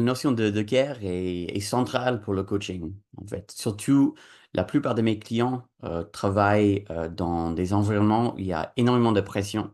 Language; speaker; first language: French; non-native, fluent; English